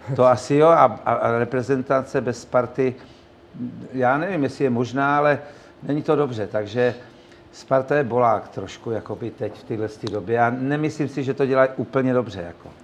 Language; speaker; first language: Czech; native; Czech